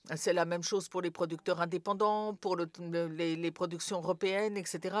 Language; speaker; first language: French; non-native, fluent; Serbian